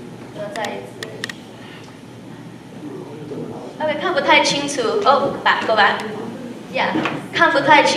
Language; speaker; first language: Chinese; early bilingual, heritage; Chinese